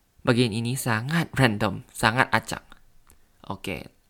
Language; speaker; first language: Indonesian; non-native, learner; Thai